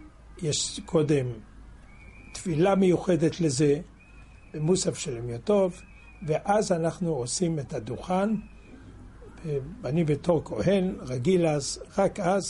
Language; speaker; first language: Hebrew; non-native, fluent; French